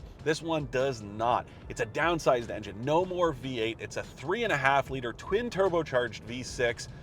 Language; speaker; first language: English; native; English